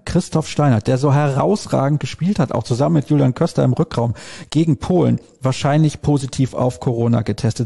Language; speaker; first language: German; native; German